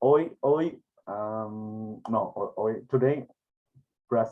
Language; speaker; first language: English; non-native, learner; Spanish